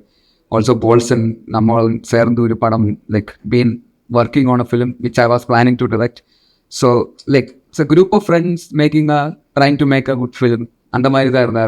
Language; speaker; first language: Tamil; non-native, local second language; Malayalam